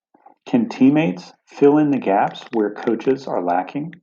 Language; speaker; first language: English; native; English